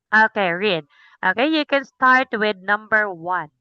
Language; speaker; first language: English; non-native, fluent; Cebuano